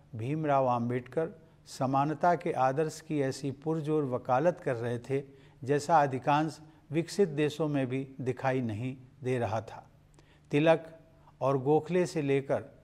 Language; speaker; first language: Hindi; native; Hindi